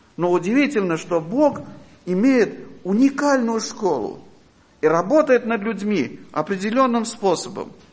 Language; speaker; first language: Russian; non-native, fluent; Armenian